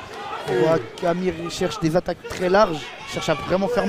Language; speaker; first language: French; native; French